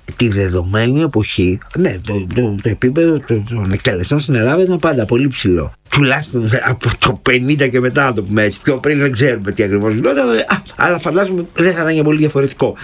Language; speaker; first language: Greek; native; Greek